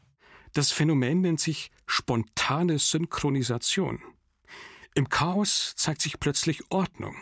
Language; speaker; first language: German; native; German